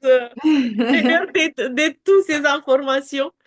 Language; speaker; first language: French; non-native, fluent; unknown